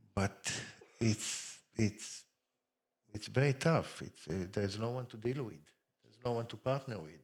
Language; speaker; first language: English; non-native, fluent; Hebrew